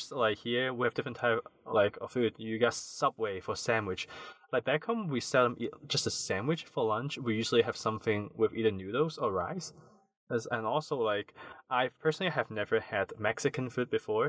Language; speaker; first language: English; non-native, local second language; Cantonese